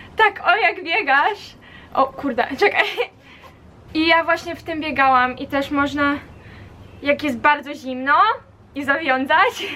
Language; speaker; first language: Polish; early bilingual, heritage; Polish